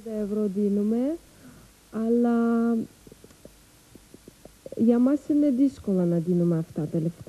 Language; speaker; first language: Greek; non-native, learner; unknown